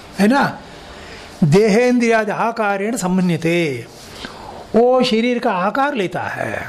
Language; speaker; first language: Hindi; non-native, local second language; Kannada